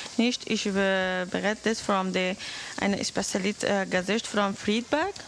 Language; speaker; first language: German; non-native, learner; Persian